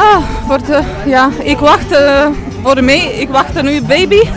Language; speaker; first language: Dutch; non-native, learner; Romanian